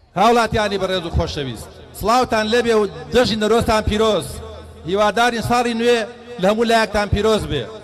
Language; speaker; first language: Central Kurdish; native; Central Kurdish